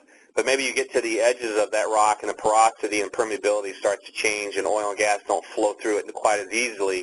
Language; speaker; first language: English; native; English